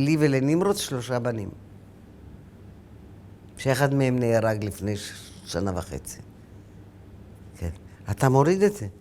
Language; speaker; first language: Hebrew; early bilingual, other home language; Arabic